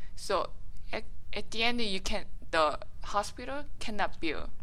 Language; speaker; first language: English; non-native, learner; Korean